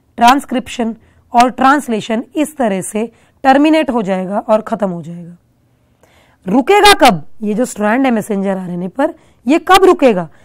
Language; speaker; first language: Hindi; non-native, local second language; Punjabi